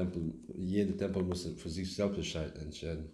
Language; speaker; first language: German; non-native, learner; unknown